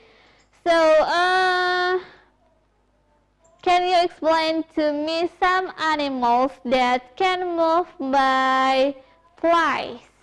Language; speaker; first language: English; non-native, fluent; Indonesian